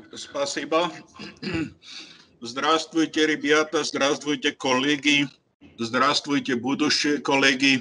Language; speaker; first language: Russian; non-native, learner; Slovak